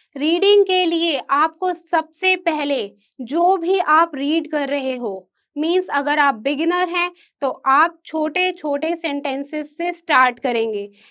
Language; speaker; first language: Hindi; native; Hindi